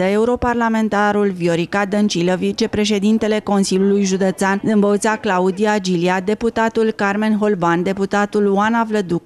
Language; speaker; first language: Romanian; native; Romanian